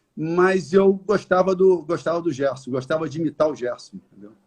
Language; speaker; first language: Portuguese; native; Portuguese